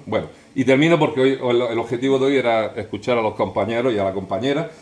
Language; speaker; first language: Spanish; native; Spanish